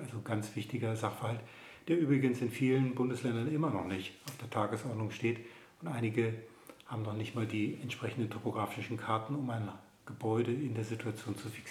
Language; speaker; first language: German; native; German